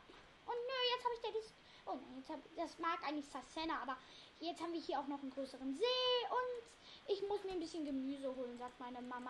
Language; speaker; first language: German; native; German